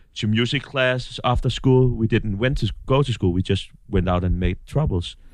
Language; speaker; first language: English; non-native, fluent; Danish